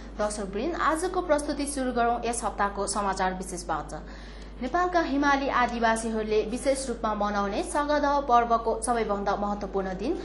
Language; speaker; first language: Nepali; non-native, local second language; Sherpa